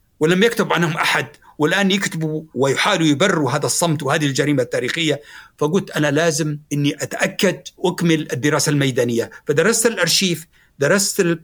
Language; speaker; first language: Arabic; native; Arabic